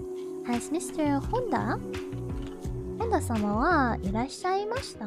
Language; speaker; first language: Japanese; non-native, learner; English